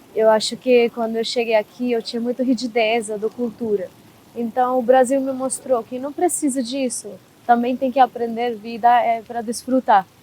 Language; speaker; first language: Portuguese; non-native, learner; Hindi